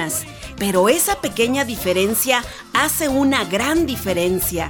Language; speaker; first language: Spanish; native; Spanish